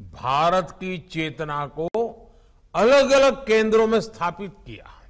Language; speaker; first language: Hindi; non-native, local second language; Gujarati